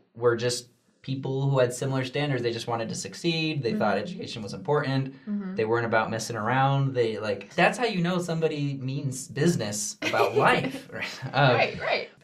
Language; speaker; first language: English; native; English